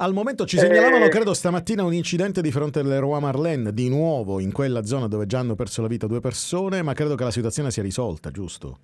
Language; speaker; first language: Italian; native; Italian